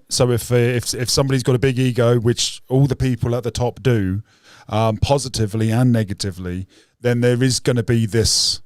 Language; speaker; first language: English; native; English